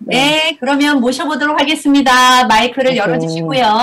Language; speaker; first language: Korean; native; Korean